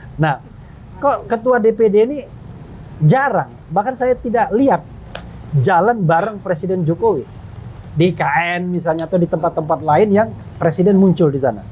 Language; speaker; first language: Indonesian; native; Indonesian